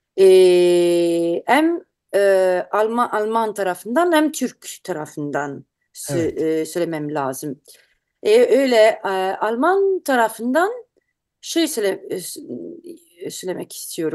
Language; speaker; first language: Turkish; non-native, learner; Italian